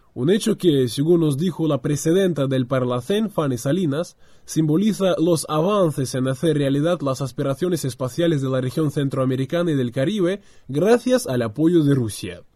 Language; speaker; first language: Spanish; non-native, fluent; Russian